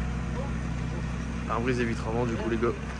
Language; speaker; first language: French; native; French